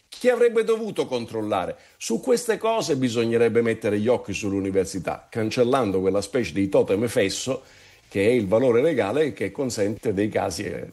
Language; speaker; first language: Italian; native; Italian